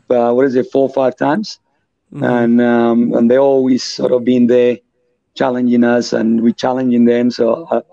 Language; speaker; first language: English; non-native, fluent; Spanish